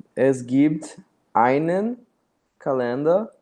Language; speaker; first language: German; non-native, learner; Portuguese